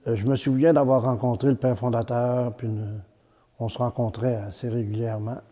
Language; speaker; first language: French; native; French